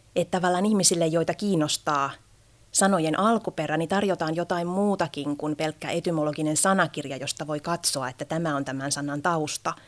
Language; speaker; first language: Finnish; native; Finnish